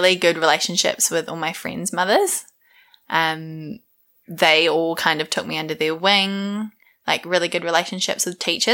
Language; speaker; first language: English; native; English